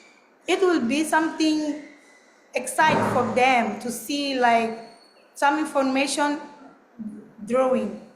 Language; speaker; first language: English; non-native, learner; Portuguese